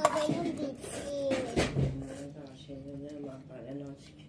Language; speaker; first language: Turkish; early bilingual, other home language; Persian